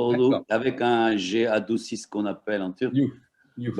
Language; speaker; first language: French; non-native, fluent; Turkish